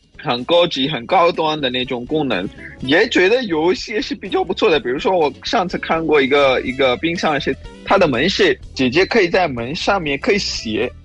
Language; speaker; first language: Chinese; non-native, fluent; Urdu